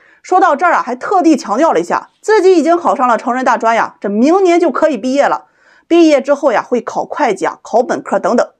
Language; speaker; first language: Chinese; native; Chinese